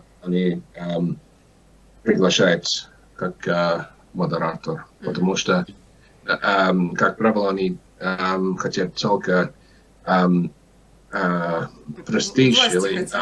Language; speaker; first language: Russian; non-native, learner; English